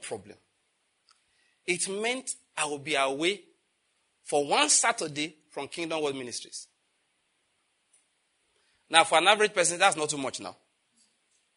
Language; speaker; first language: English; non-native, local second language; Yoruba